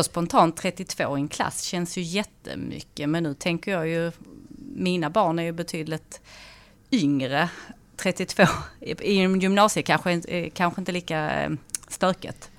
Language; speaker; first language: Swedish; native; Swedish